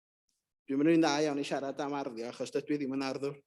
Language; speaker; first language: Welsh; native; Welsh